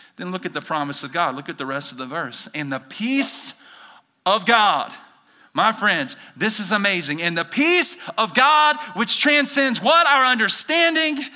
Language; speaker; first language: English; native; English